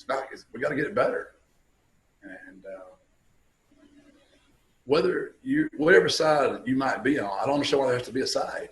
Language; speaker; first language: English; native; English